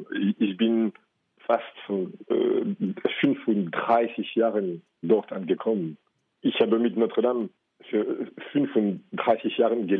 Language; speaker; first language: German; non-native, fluent; French